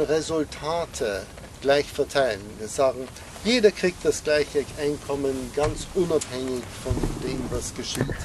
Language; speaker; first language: German; non-native, fluent; English